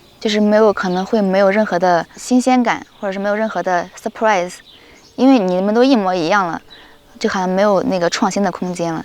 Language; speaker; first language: Chinese; native; Chinese